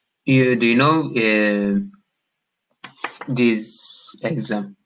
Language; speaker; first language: English; non-native, learner; Turkish